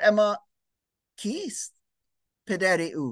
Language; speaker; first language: Persian; non-native, fluent; English